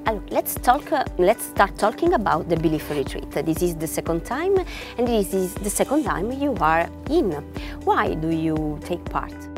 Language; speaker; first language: English; non-native, fluent; Italian